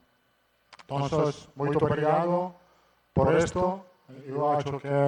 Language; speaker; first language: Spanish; non-native, fluent; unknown